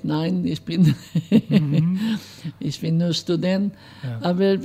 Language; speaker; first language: German; non-native, fluent; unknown